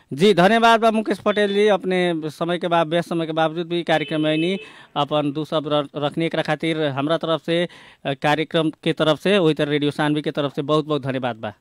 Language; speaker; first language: Bhojpuri; native; Bhojpuri